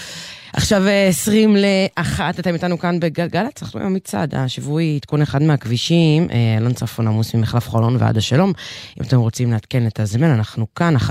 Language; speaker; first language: Hebrew; native; Hebrew